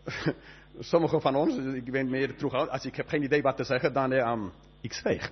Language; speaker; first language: Dutch; non-native, fluent; English